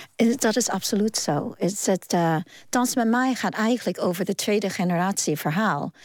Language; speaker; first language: Dutch; non-native, fluent; Cantonese